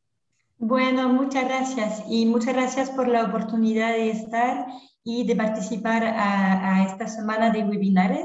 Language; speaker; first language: Spanish; non-native, fluent; French